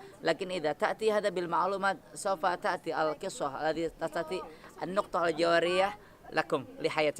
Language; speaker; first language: Arabic; non-native, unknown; Indonesian